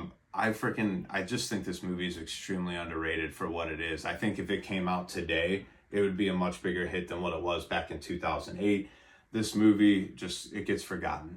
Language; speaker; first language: English; native; English